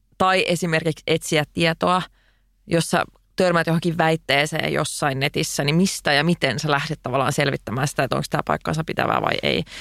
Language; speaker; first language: Finnish; non-native, local second language; Swedish